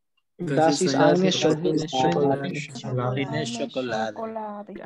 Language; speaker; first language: German; non-native, learner; Spanish